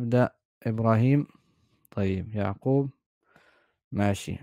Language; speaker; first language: Arabic; non-native, fluent; German